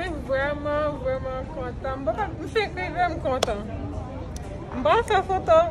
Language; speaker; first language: French; non-native, learner; Haitian Creole